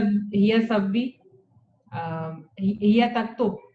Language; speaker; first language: Arabic; non-native, learner; Hindi